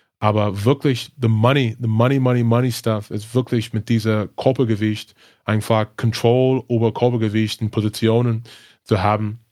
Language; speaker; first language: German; non-native, learner; English